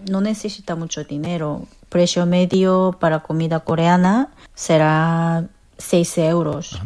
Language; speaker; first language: Spanish; non-native, fluent; Korean